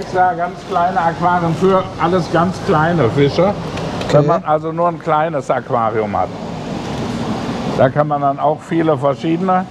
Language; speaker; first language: German; native; German